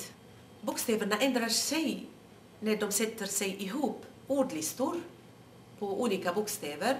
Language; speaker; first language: Swedish; non-native, fluent; Arabic